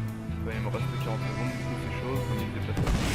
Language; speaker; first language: French; native; French